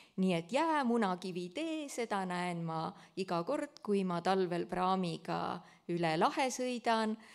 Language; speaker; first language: Estonian; native; Estonian